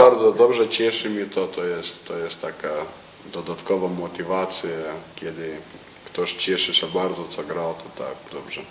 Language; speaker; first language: Polish; non-native, learner; Lithuanian